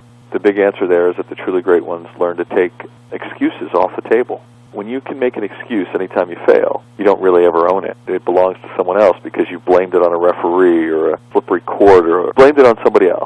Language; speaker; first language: English; native; English